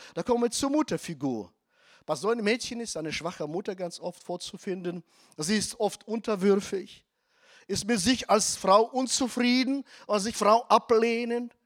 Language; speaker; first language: German; non-native, fluent; Russian